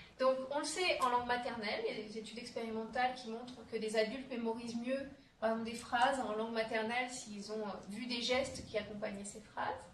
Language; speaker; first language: French; native; French